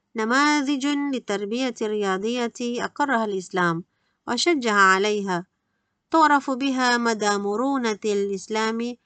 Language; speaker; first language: Arabic; non-native, fluent; Malay